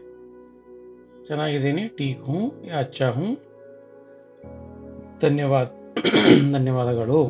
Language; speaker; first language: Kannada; non-native, local second language; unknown